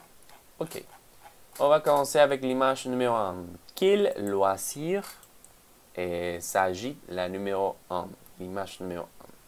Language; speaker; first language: French; non-native, fluent; Spanish